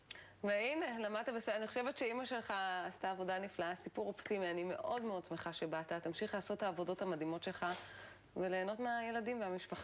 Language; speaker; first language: Hebrew; native; Hebrew